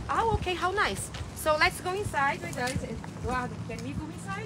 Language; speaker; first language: English; non-native, fluent; Portuguese